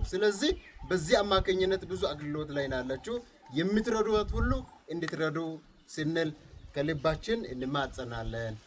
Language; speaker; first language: Amharic; non-native, local second language; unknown